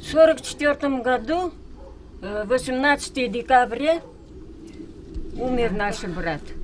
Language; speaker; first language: Russian; non-native, local second language; Crimean Tatar